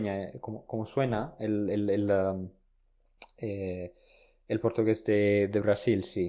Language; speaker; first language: Spanish; non-native, fluent; Romanian